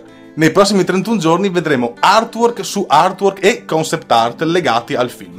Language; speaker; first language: Italian; native; Italian